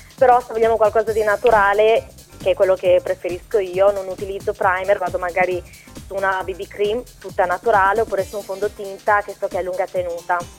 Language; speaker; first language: Italian; early bilingual, other home language; Albanian